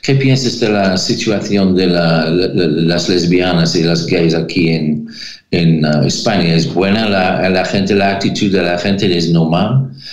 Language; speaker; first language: Spanish; non-native, learner; English